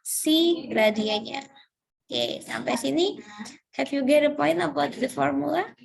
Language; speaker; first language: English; non-native, learner; Indonesian